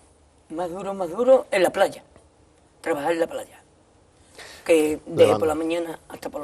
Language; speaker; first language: Spanish; native; Spanish